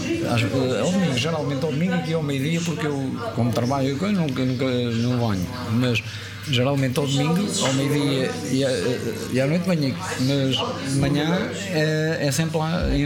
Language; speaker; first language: Portuguese; native; Portuguese